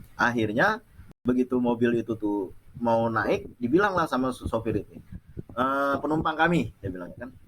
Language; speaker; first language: Indonesian; non-native, local second language; Achinese